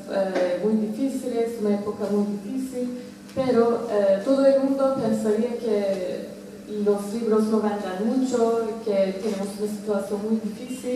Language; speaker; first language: Spanish; non-native, fluent; Turkish